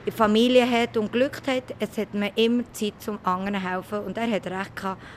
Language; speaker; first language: German; non-native, fluent; Spanish